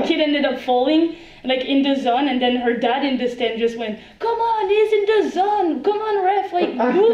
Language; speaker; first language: English; non-native, fluent; French